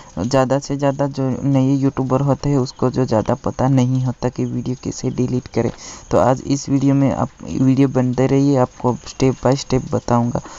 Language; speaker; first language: Hindi; non-native, local second language; Gujarati